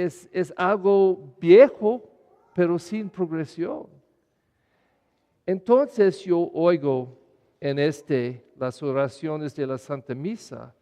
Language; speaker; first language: Spanish; non-native, fluent; English